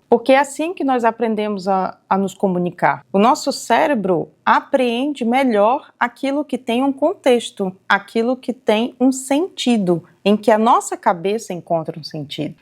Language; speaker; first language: Portuguese; native; Portuguese